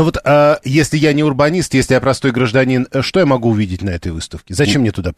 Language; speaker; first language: Russian; native; Russian